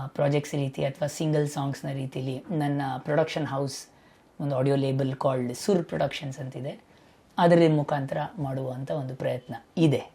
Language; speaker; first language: Kannada; native; Kannada